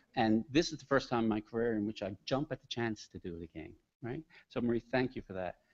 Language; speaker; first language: English; native; English